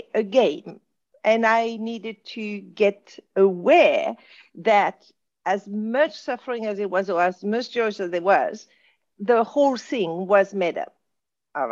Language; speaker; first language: English; non-native, fluent; French